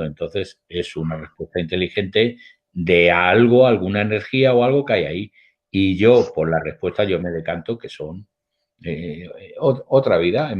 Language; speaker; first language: Spanish; native; Spanish